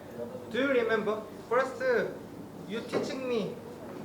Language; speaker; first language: English; non-native, learner; Korean